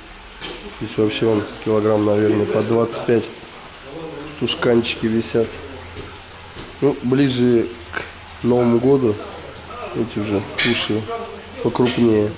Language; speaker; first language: Russian; native; Russian